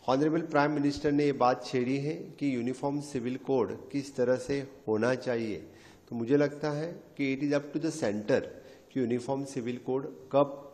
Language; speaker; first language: Hindi; non-native, local second language; Konkani